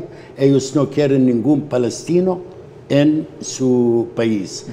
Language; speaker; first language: Spanish; non-native, fluent; Arabic